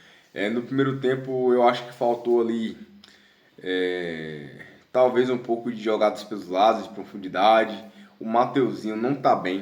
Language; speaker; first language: Portuguese; native; Portuguese